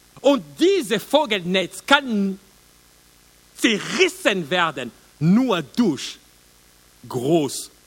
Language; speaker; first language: German; non-native, learner; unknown